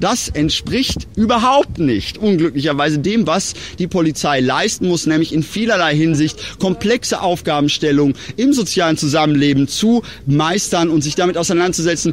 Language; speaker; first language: German; native; German